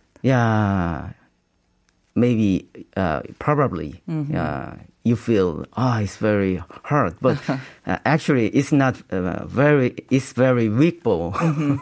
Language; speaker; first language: English; non-native, learner; Korean